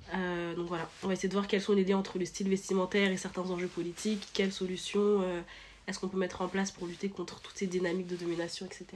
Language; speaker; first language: French; early bilingual, other home language; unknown